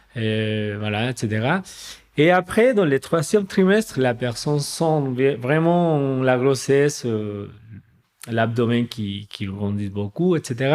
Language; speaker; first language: French; non-native, fluent; Spanish